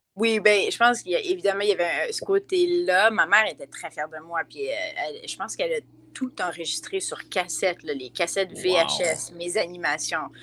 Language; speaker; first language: French; native; French